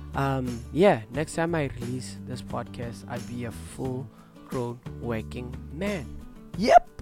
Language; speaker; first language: English; non-native, local second language; Tswana